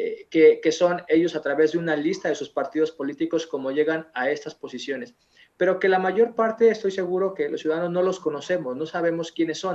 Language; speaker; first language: Spanish; native; Spanish